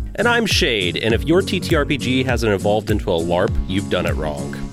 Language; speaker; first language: English; native; English